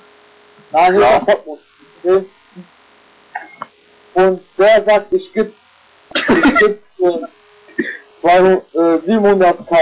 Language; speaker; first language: German; non-native, local second language; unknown